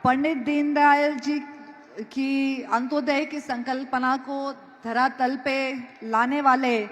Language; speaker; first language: Hindi; non-native, local second language; Marathi